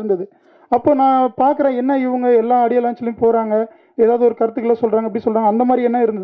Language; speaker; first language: Tamil; native; Tamil